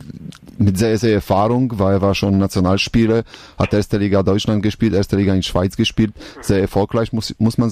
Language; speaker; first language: German; non-native, learner; Polish